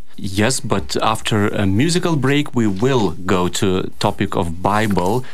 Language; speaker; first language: English; non-native, fluent; Lithuanian